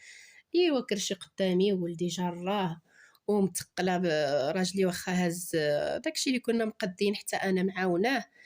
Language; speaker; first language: Arabic; native; Arabic